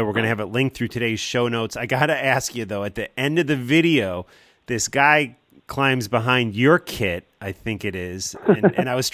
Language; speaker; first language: English; native; English